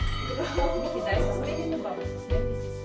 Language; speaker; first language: Bulgarian; native; Bulgarian